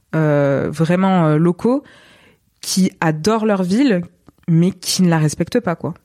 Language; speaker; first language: French; native; French